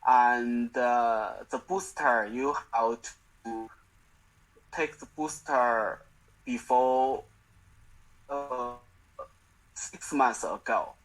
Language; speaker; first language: English; non-native, learner; Chinese